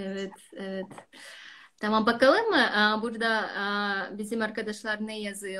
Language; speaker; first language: Turkish; non-native, learner; Russian